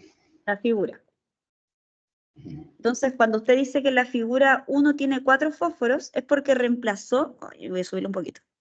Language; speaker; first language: Spanish; native; Spanish